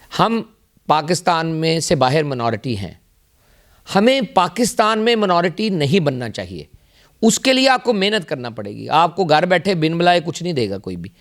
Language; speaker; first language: Urdu; non-native, local second language; Punjabi